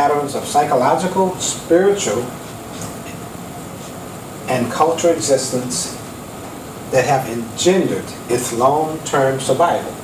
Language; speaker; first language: English; native; English